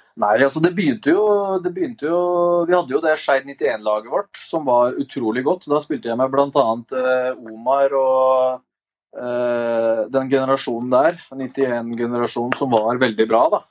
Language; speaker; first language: Norwegian; early bilingual, other home language; Albanian